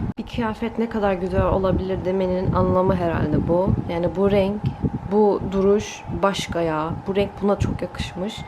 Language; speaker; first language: Turkish; early bilingual, heritage; Turkish